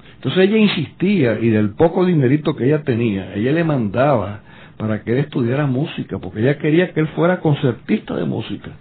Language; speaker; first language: Spanish; native; Spanish